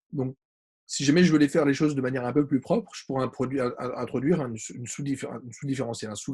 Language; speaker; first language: French; native; French